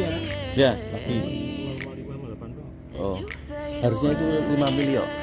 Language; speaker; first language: Indonesian; non-native, local second language; Javanese